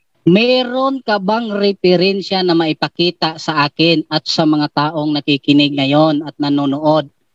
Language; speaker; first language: Filipino; non-native, local second language; Cebuano